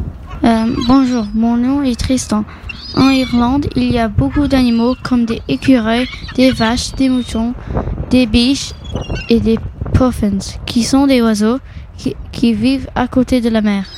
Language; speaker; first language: French; early bilingual, heritage; French